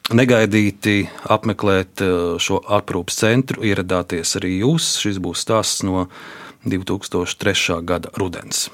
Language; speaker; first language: Latvian; native; Latvian